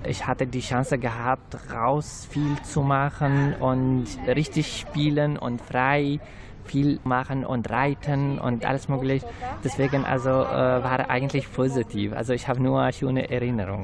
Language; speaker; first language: German; non-native, fluent; Arabic